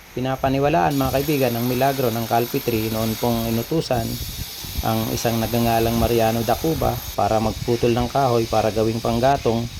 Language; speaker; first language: Filipino; non-native, local second language; Bikol